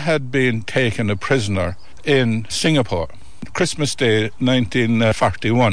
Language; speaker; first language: English; native; English